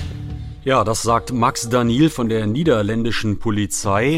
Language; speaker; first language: German; native; German